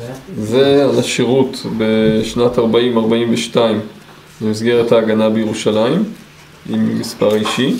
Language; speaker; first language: Hebrew; native; Hebrew